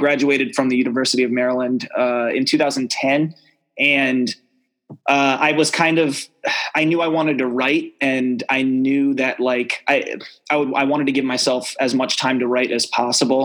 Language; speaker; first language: English; native; English